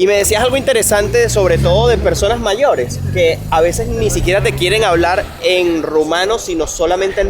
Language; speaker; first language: Spanish; native; Spanish